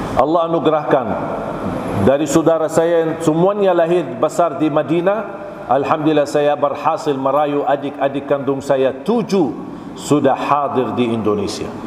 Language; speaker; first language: Malay; non-native, fluent; Arabic